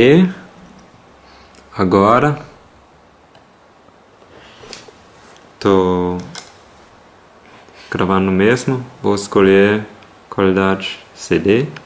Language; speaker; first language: Portuguese; non-native, fluent; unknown